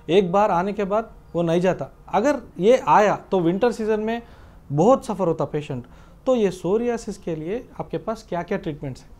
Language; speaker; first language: Hindi; non-native, local second language; Telugu